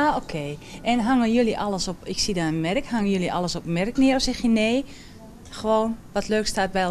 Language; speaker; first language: Dutch; native; Dutch